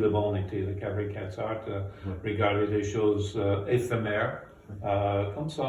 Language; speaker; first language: French; non-native, fluent; English